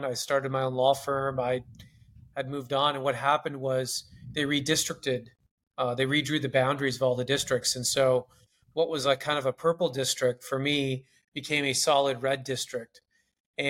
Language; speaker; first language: English; native; English